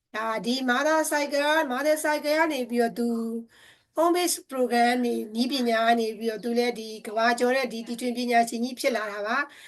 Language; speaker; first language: Burmese; native; Burmese